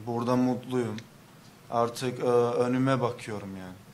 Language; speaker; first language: Turkish; early bilingual, heritage; English